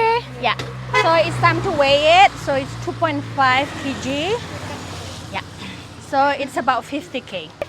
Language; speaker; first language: English; non-native, learner; Indonesian